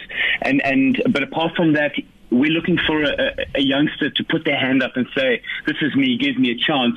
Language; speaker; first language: English; native; English